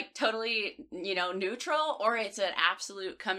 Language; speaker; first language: English; native; English